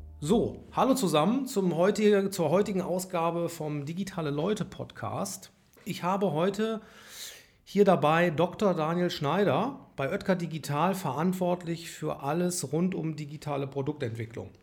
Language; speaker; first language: German; native; German